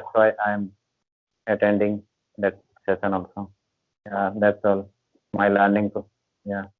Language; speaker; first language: English; non-native, learner; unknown